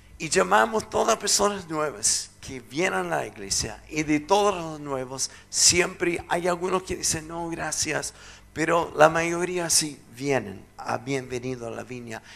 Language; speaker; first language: Spanish; non-native, fluent; English